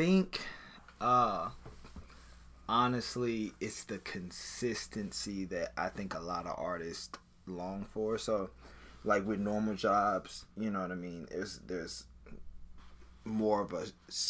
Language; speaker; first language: English; native; English